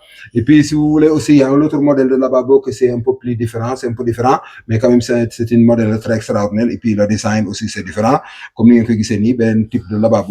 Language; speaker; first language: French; non-native, local second language; Wolof